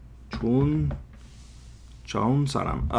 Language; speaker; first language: Korean; non-native, learner; English